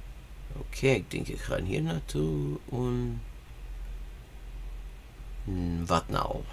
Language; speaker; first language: Dutch; non-native, learner; English